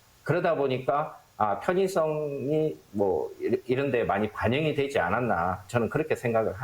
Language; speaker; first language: Korean; native; Korean